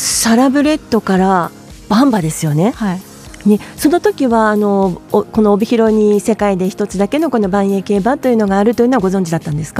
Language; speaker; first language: Japanese; native; Japanese